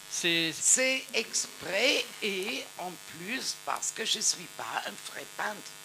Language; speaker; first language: French; non-native, fluent; German